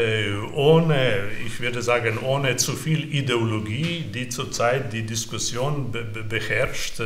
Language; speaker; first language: German; non-native, fluent; Slovenian